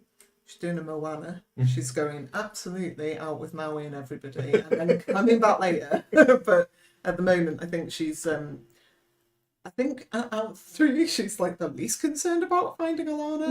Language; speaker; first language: English; native; English